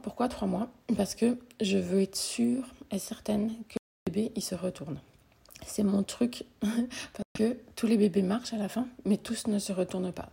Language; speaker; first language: French; native; French